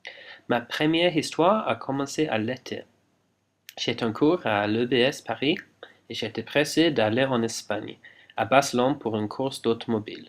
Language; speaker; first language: French; non-native, fluent; English